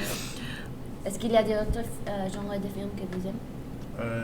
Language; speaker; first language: French; non-native, learner; Spanish